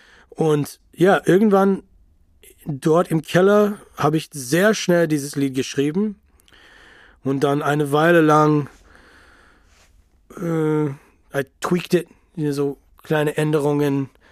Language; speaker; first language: German; non-native, fluent; English